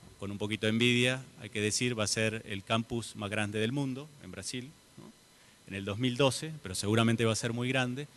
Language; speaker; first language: Spanish; native; Spanish